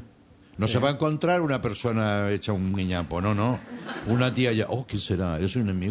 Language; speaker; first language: Spanish; native; Spanish